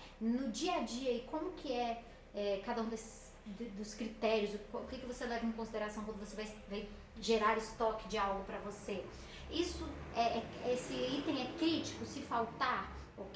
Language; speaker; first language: Portuguese; native; Portuguese